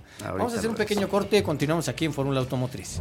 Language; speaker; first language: Spanish; native; Spanish